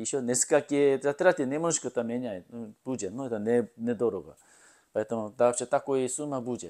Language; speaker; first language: Russian; non-native, learner; Korean